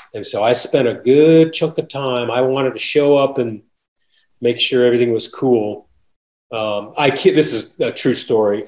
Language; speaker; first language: English; native; English